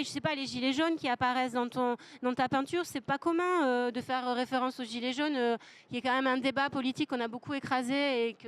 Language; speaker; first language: French; native; French